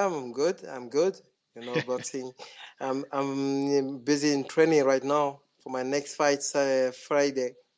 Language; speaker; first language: English; non-native, fluent; French